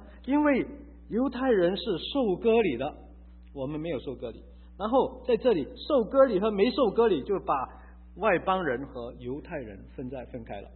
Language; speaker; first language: Chinese; native; Chinese